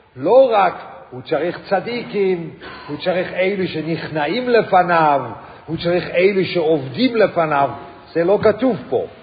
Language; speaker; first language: Hebrew; non-native, fluent; English